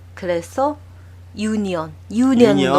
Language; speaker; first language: Korean; non-native, learner; Chinese